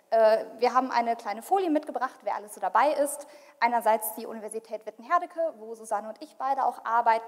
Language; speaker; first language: German; native; German